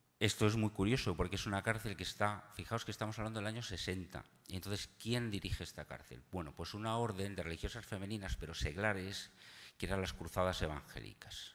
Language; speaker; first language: Spanish; native; Spanish